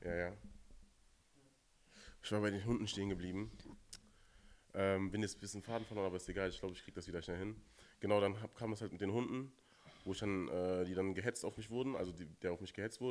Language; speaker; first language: German; native; German